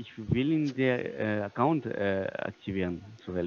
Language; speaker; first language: German; non-native, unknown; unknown